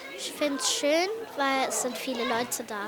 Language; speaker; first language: German; early bilingual, other home language; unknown